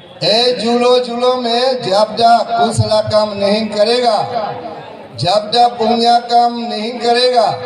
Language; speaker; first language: Hindi; non-native, learner; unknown